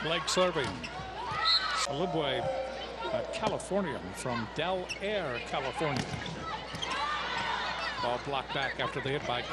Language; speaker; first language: English; native; English